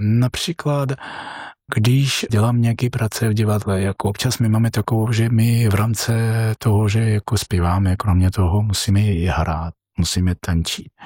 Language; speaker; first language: Czech; non-native, learner; Georgian